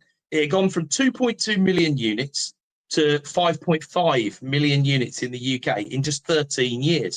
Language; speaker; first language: English; native; English